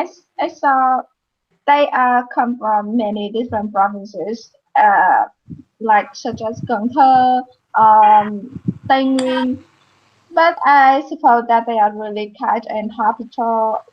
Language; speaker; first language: English; non-native, fluent; Vietnamese